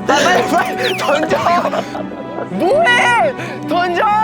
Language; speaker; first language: Korean; non-native, fluent; Thai